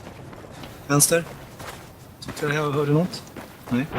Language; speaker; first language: Swedish; native; Swedish